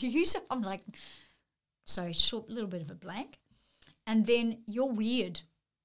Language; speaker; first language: English; native; English